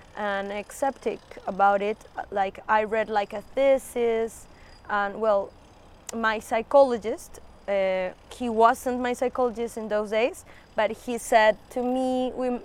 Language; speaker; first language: English; non-native, fluent; Spanish